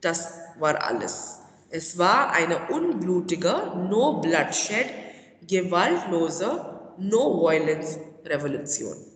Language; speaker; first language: German; non-native, fluent; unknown